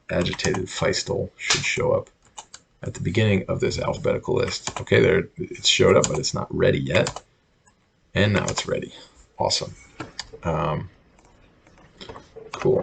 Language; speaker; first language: English; native; English